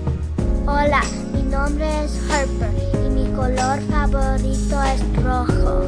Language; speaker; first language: Spanish; non-native, learner; English